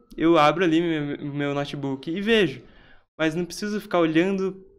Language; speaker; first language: Portuguese; native; Portuguese